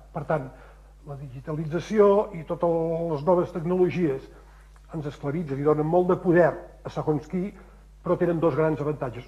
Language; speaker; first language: Catalan; native; Catalan